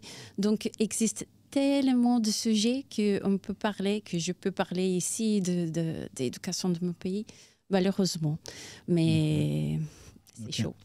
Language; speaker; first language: French; non-native, fluent; Portuguese